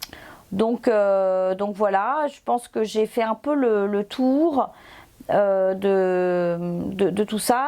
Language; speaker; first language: French; native; French